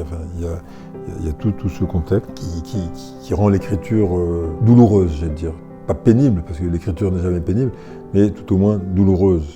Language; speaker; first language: French; native; French